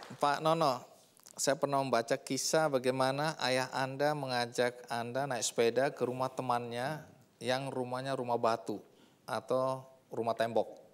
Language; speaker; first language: Indonesian; native; Indonesian